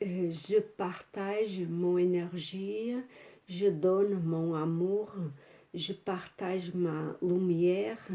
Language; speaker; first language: French; non-native, fluent; Portuguese